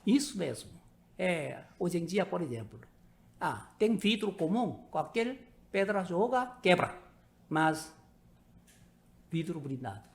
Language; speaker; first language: Portuguese; non-native, learner; Korean